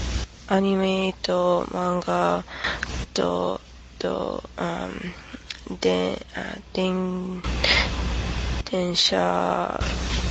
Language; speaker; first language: Japanese; non-native, learner; English